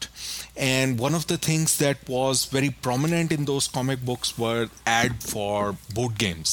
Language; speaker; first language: English; non-native, local second language; Urdu